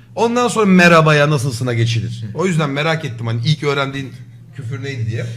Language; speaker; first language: Turkish; native; Turkish